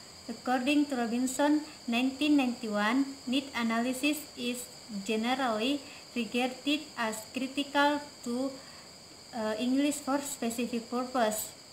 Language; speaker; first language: English; non-native, fluent; Indonesian